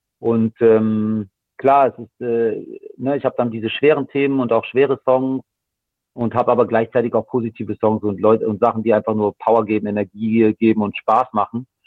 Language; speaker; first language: German; native; German